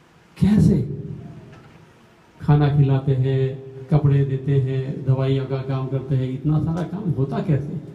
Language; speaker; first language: Hindi; non-native, local second language; Gujarati